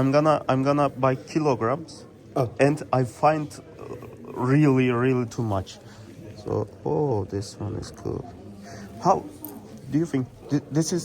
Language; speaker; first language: English; non-native, learner; Turkish